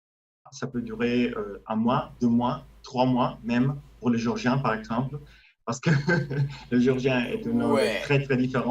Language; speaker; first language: French; non-native, fluent; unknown